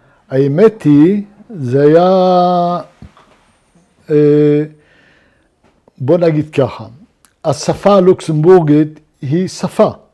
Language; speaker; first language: Hebrew; non-native, fluent; Luxembourgish